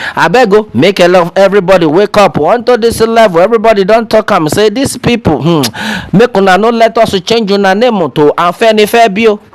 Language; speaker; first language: Nigerian Pidgin; non-native, local second language; Yoruba